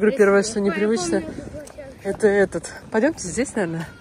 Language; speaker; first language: Russian; native; Russian